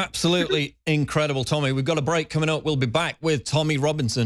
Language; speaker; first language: English; native; English